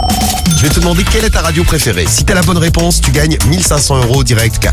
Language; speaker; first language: French; native; French